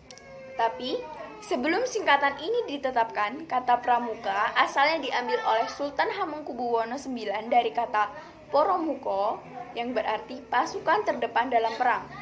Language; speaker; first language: Indonesian; native; Indonesian